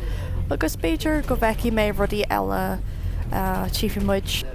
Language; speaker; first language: Irish; non-native, learner; English